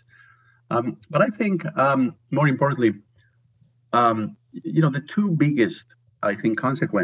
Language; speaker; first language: English; non-native, fluent; Spanish